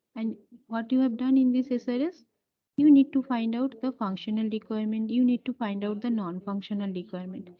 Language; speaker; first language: English; non-native, local second language; Bangla